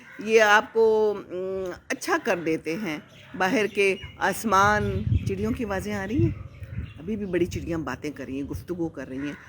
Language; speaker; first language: Urdu; native; Urdu